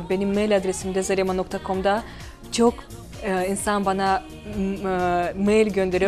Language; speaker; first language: Turkish; non-native, fluent; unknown